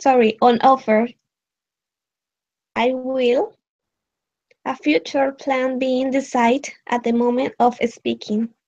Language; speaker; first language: English; non-native, learner; Spanish